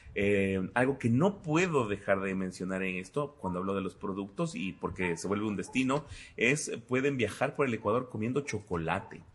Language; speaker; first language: Spanish; native; Spanish